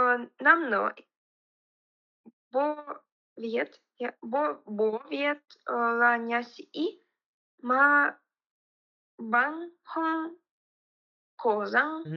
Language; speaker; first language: Vietnamese; non-native, learner; Russian